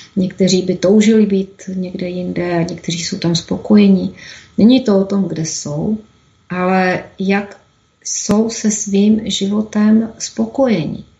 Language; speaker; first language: Czech; native; Czech